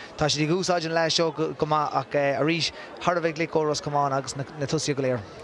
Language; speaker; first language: Irish; non-native, local second language; English